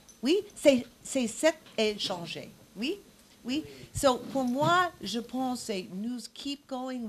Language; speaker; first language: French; non-native, learner; English